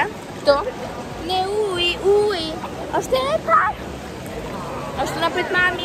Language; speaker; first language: Albanian; early bilingual, heritage; Albanian